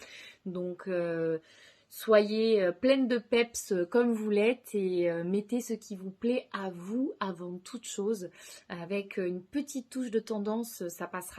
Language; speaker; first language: French; native; French